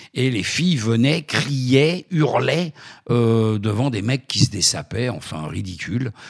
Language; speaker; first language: French; native; French